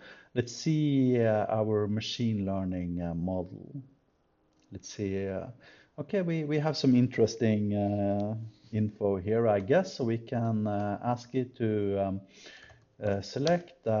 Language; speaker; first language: English; non-native, fluent; Norwegian